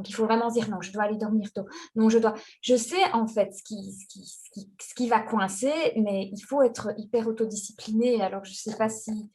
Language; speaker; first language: French; native; French